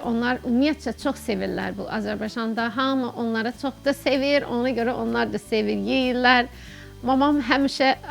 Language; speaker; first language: Azerbaijani; non-native, fluent; English